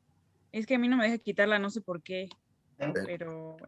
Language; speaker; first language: Spanish; native; Spanish